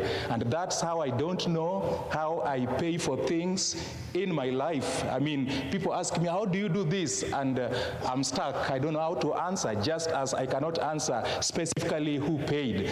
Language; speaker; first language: English; non-native, local second language; Luo (Kenya and Tanzania)